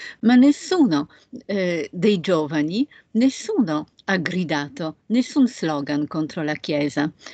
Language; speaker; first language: Italian; non-native, fluent; Polish